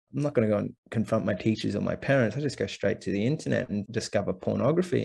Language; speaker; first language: English; native; English